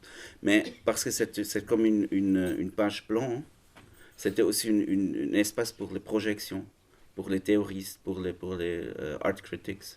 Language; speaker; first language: French; non-native, learner; German